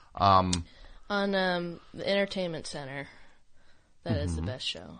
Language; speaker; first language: English; native; English